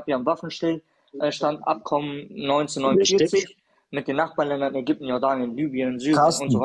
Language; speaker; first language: German; early bilingual, other home language; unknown